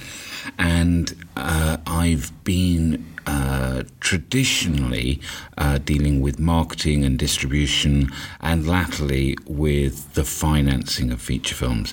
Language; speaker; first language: English; native; English